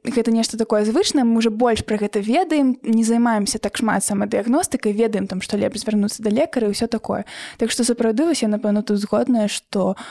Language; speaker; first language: Belarusian; native; Belarusian